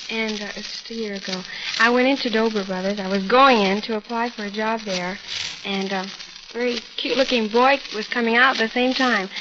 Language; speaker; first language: English; native; English